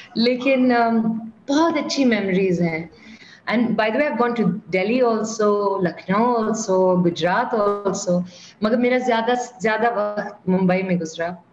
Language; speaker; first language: Urdu; native; Urdu